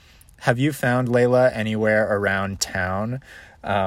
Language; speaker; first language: English; native; English